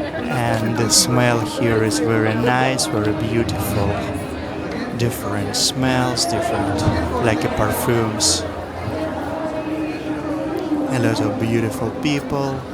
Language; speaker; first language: English; non-native, fluent; Russian